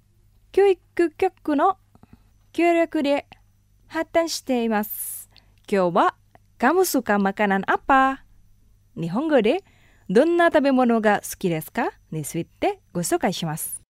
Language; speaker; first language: Japanese; non-native, fluent; Indonesian